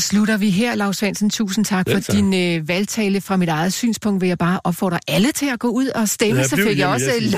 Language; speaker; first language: Danish; native; Danish